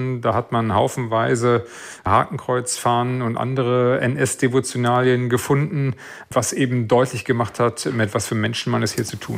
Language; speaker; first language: German; native; German